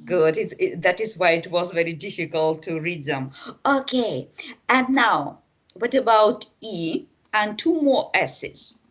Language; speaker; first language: English; non-native, fluent; Russian